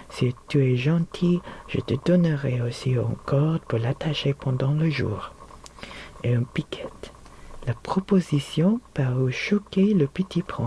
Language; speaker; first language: French; non-native, learner; Filipino